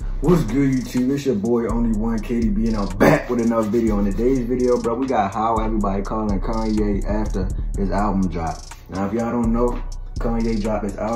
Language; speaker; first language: English; native; English